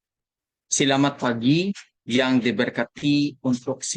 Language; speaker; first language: Indonesian; non-native, learner; Filipino